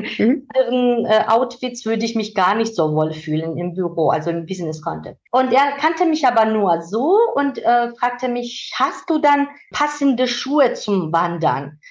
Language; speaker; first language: German; non-native, fluent; Georgian